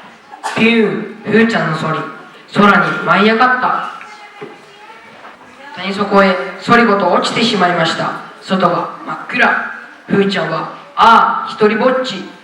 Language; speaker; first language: Japanese; non-native, learner; Mongolian